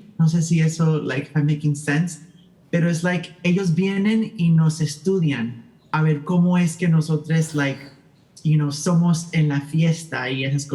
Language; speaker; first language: Spanish; early bilingual, heritage; Spanish